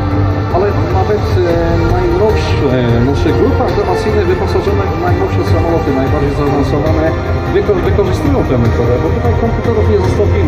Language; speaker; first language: Polish; native; Polish